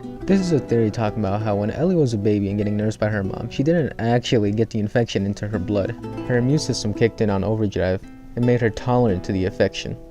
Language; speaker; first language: English; native; English